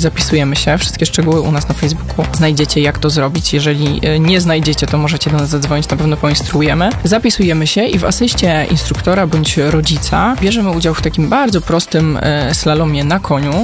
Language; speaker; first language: Polish; native; Polish